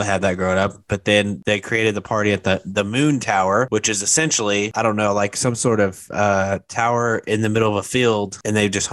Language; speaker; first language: English; native; English